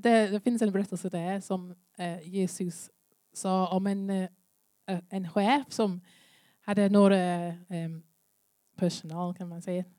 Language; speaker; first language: Swedish; non-native, learner; English